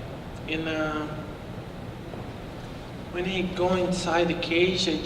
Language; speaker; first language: English; non-native, learner; Portuguese